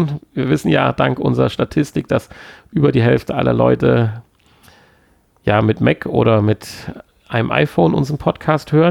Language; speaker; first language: German; native; German